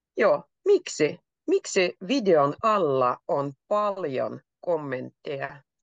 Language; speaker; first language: Finnish; native; Finnish